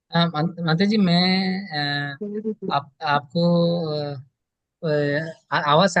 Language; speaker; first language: Hindi; non-native, learner; Bangla